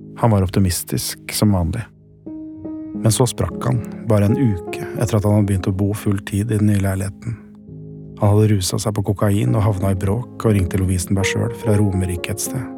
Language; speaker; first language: Norwegian; native; Norwegian